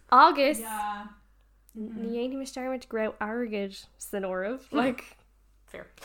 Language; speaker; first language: Irish; non-native, local second language; English